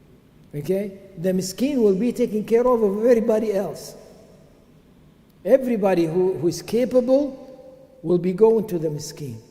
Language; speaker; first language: English; non-native, fluent; Arabic